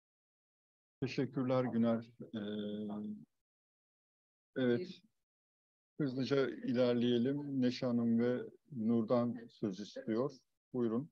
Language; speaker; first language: Turkish; native; Turkish